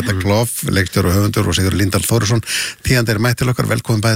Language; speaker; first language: Icelandic; native; Icelandic